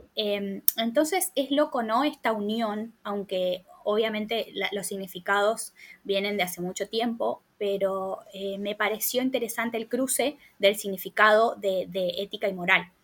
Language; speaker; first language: Spanish; native; Spanish